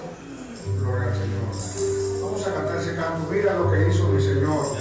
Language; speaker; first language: Spanish; native; Spanish